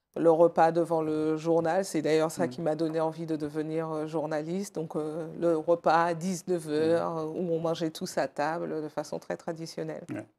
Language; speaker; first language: French; native; French